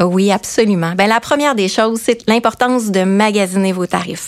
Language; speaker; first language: French; native; French